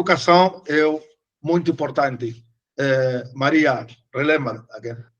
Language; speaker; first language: Portuguese; non-native, learner; Spanish